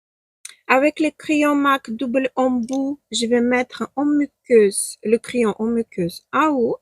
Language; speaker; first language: French; non-native, fluent; Ukrainian